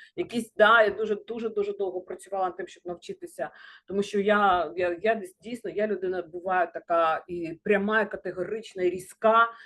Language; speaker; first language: Ukrainian; non-native, local second language; Russian